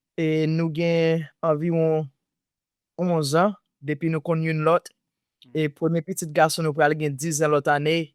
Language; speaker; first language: Haitian Creole; native; Haitian Creole